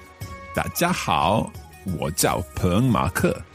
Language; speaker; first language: Chinese; non-native, learner; English